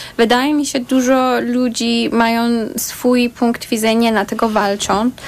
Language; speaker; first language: Polish; non-native, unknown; Persian